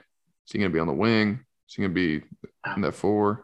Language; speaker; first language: English; native; English